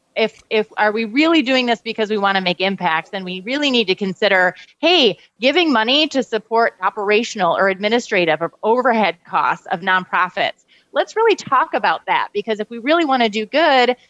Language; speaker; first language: English; native; English